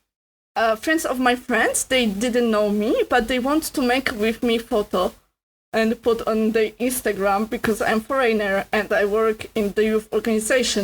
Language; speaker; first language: English; non-native, learner; Polish